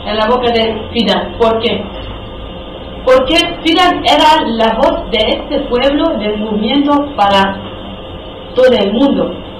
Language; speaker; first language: Spanish; non-native, learner; Kurdish